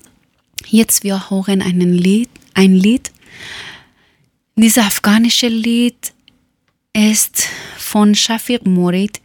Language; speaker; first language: German; non-native, fluent; Persian